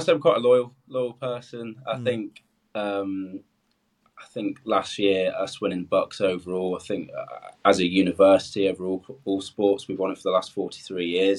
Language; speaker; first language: English; native; English